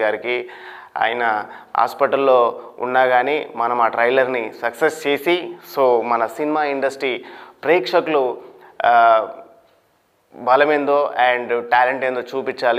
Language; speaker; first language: Telugu; native; Telugu